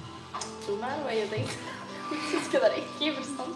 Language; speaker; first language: Dutch; native; Dutch